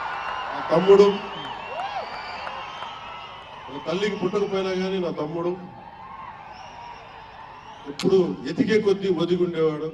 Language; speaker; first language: Telugu; native; Telugu